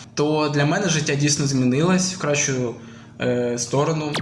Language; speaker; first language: Ukrainian; non-native, local second language; Russian